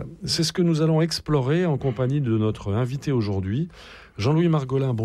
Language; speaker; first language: French; native; French